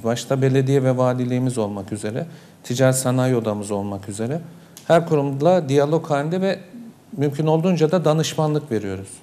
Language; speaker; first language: Turkish; native; Turkish